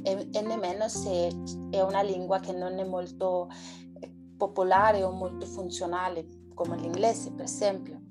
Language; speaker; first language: Italian; non-native, learner; Spanish